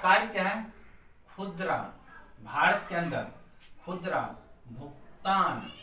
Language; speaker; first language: Hindi; native; Hindi